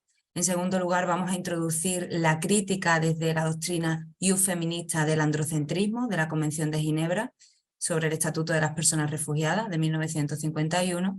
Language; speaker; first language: Spanish; native; Spanish